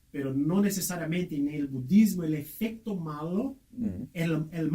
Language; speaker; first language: Spanish; non-native, fluent; Portuguese